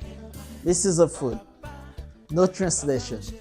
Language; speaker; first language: English; non-native, fluent; Haitian Creole